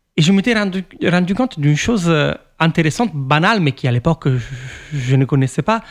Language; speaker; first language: French; non-native, fluent; Italian